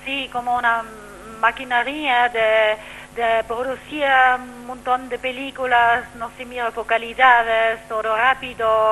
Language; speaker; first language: Spanish; non-native, fluent; German